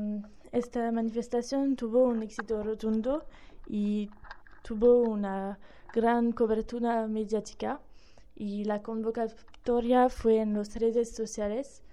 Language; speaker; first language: Spanish; non-native, learner; French